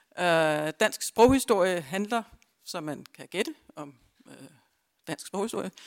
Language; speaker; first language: Danish; native; Danish